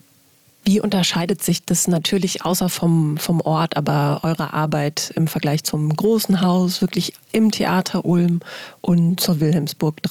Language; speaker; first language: German; native; German